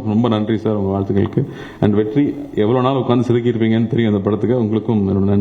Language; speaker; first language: Tamil; native; Tamil